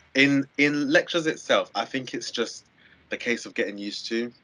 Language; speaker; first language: English; native; English